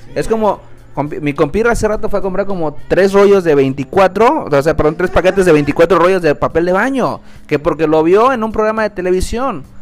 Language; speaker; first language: Spanish; native; Spanish